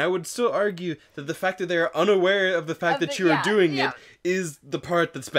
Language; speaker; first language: English; native; English